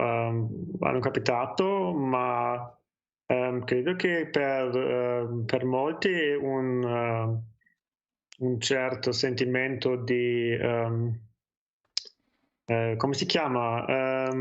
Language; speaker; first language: Italian; non-native, fluent; German